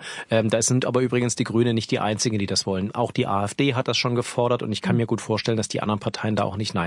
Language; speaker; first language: German; native; German